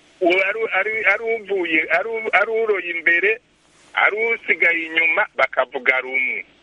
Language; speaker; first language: Rundi; native; Rundi